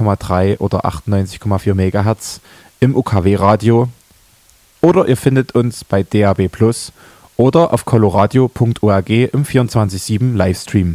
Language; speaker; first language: German; native; German